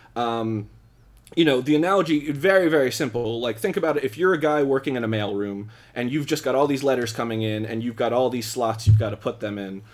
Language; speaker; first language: English; native; English